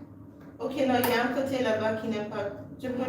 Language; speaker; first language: French; non-native, learner; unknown